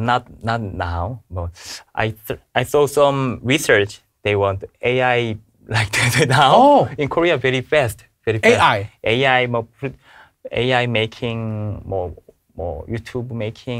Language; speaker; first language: English; non-native, learner; Korean